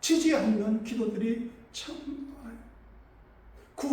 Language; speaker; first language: Korean; native; Korean